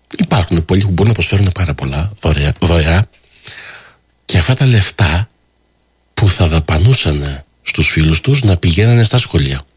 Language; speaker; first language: Greek; early bilingual, heritage; Greek